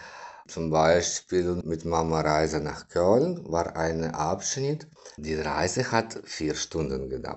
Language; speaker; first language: German; non-native, learner; Ukrainian